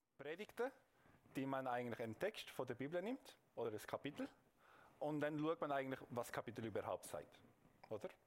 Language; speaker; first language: German; non-native, local second language; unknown